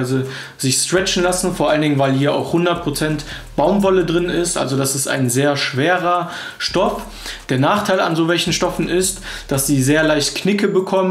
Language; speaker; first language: German; native; German